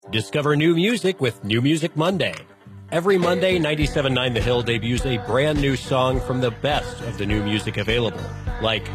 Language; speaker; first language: English; native; English